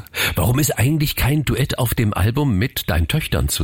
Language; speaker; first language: German; native; German